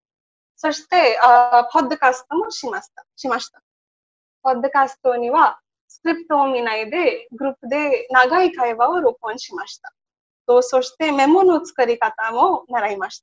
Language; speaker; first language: Japanese; non-native, learner; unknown